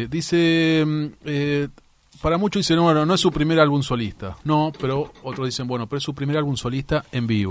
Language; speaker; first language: Spanish; native; Spanish